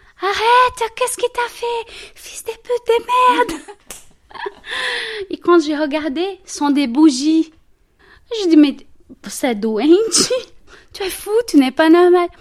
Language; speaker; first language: French; non-native, learner; Portuguese